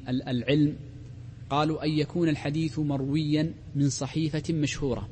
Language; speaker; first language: Arabic; native; Arabic